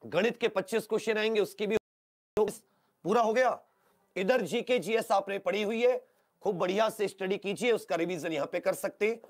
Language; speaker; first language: Hindi; native; Hindi